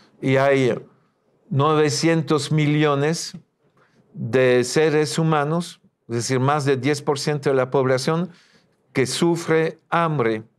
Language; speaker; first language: Spanish; non-native, fluent; French